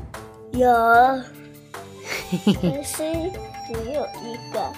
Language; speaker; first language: Chinese; early bilingual, heritage; Chinese